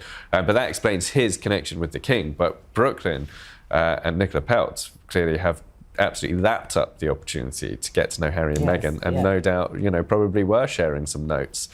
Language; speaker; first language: English; native; English